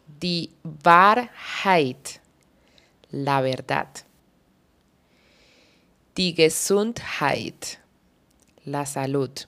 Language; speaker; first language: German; non-native, fluent; Spanish